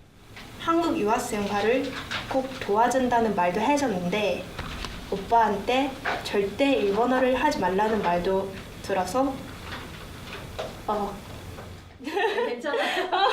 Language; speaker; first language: Korean; non-native, fluent; Japanese